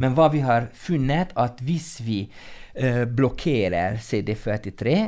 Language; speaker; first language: Norwegian; non-native, fluent; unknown